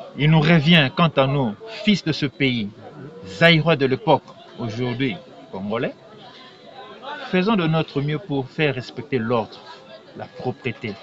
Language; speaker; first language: French; non-native, local second language; Lingala